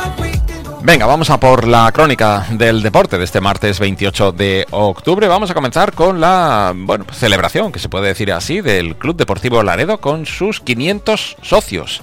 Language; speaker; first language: Spanish; native; Spanish